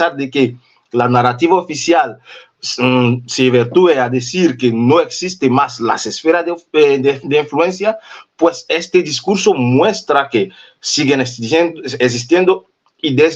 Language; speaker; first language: Spanish; non-native, fluent; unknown